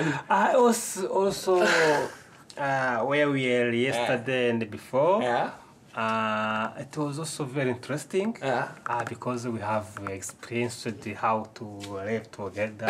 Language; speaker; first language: English; non-native, fluent; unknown